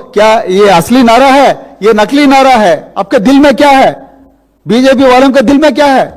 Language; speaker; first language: Hindi; non-native, local second language; Telugu